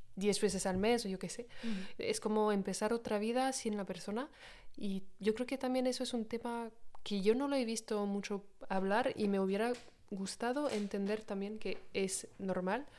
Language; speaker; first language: Spanish; non-native, fluent; French